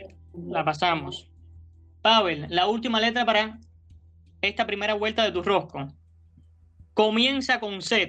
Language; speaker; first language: Spanish; native; Spanish